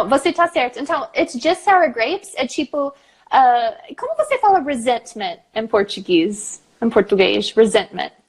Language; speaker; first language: Portuguese; non-native, fluent; English